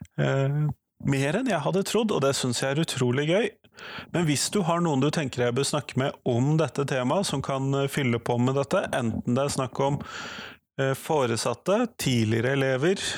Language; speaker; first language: Norwegian; native; Norwegian